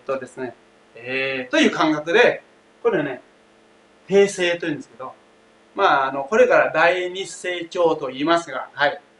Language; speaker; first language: Japanese; non-native, fluent; Thai